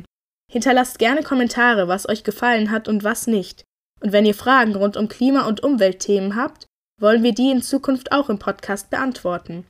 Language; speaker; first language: German; native; German